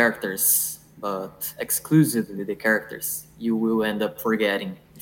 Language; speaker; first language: English; non-native, fluent; Portuguese